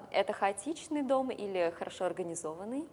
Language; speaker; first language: Russian; native; Russian